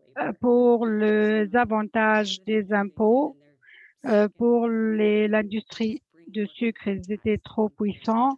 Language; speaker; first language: French; non-native, fluent; English